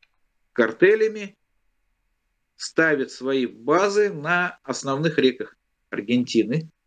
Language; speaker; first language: Russian; native; Russian